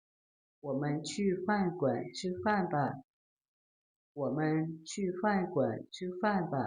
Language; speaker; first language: Chinese; non-native, learner; Lao